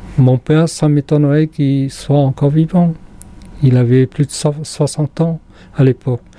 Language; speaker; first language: French; non-native, fluent; Khmer